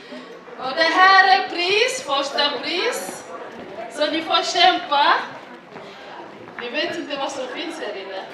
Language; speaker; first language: Swedish; non-native, fluent; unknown